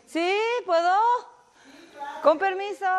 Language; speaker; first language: Spanish; non-native, learner; Korean